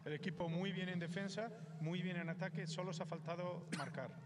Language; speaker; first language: Spanish; native; Spanish